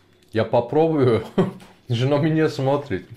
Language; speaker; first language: Russian; non-native, learner; Turkish